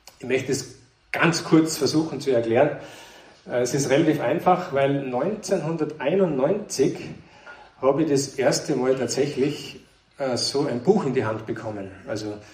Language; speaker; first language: German; native; German